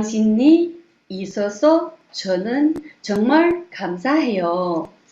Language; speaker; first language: Korean; non-native, learner; Chinese